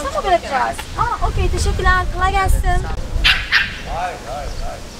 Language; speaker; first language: Turkish; non-native, fluent; Portuguese